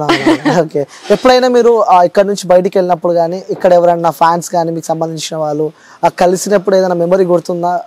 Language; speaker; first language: Telugu; native; Telugu